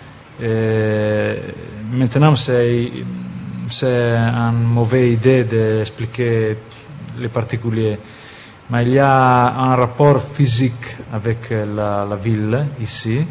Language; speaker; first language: French; non-native, fluent; Italian